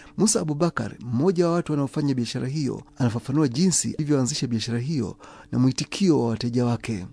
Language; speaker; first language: Swahili; non-native, local second language; Ganda